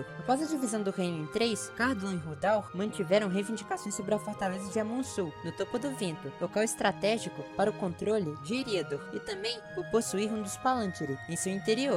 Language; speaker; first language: Portuguese; native; Portuguese